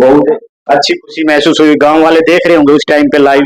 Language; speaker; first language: Hindi; native; Hindi